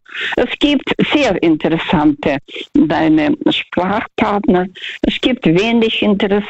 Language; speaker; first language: German; non-native, fluent; Russian